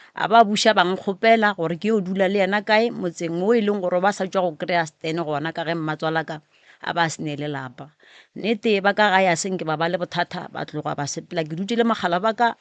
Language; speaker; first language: Northern Sotho; native; Northern Sotho